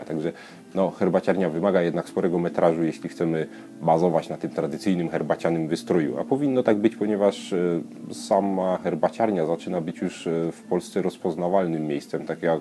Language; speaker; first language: Polish; native; Polish